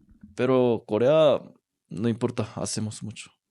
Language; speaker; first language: Spanish; non-native, learner; Korean